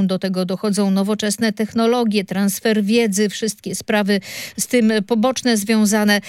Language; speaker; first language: Polish; native; Polish